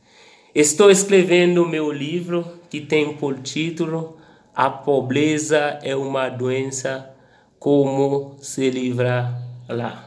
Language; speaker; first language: Portuguese; non-native, local second language; Haitian Creole